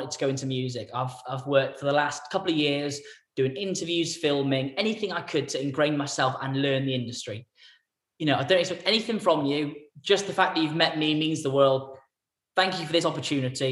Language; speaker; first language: English; native; English